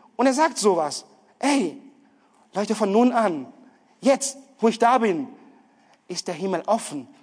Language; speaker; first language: German; non-native, fluent; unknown